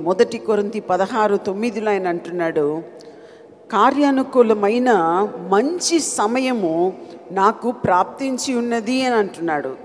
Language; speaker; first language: Telugu; non-native, fluent; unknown